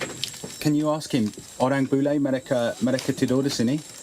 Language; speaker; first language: Indonesian; non-native, learner; English